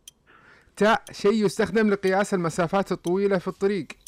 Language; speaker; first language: Arabic; native; Arabic